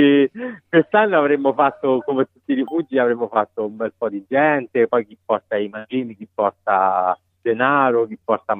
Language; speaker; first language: Italian; native; Italian